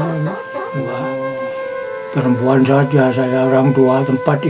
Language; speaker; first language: Indonesian; non-native, local second language; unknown